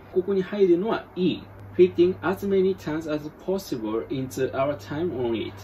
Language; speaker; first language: English; non-native, fluent; Japanese